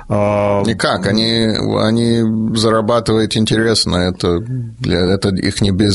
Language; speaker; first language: Russian; early bilingual, heritage; Russian